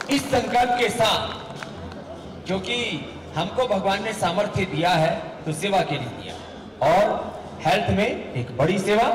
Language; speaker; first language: Hindi; native; Hindi